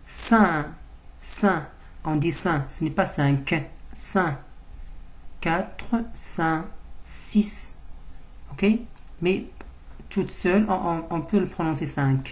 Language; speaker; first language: French; non-native, local second language; Arabic